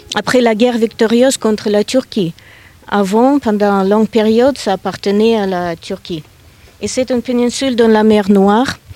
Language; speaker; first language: French; non-native, fluent; Russian